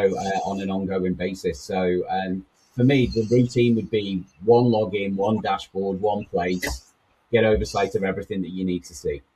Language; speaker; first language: English; native; English